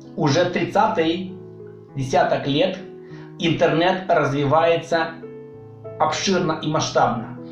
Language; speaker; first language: Russian; non-native, local second language; Romanian